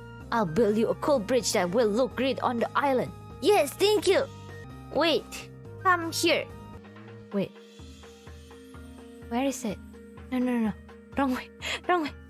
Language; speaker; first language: English; non-native, fluent; Indonesian